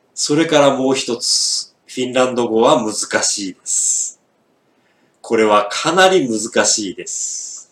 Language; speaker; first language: Japanese; native; Japanese